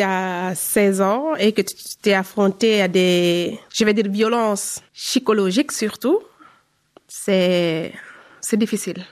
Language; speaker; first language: French; non-native, local second language; Fula